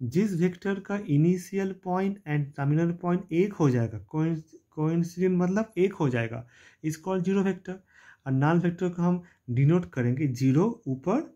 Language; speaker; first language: Hindi; non-native, local second language; Bangla